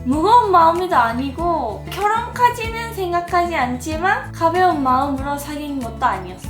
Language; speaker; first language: Korean; non-native, fluent; Japanese